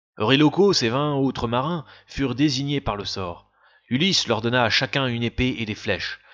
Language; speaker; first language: French; native; French